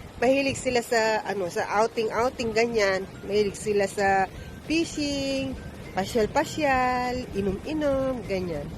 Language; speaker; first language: Filipino; native; Filipino